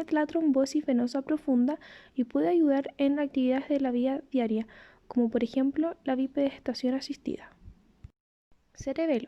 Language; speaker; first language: Spanish; native; Spanish